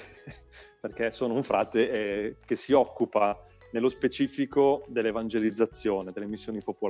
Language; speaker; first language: Italian; native; Italian